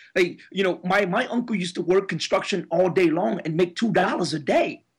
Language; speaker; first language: English; early bilingual, other home language; Spanish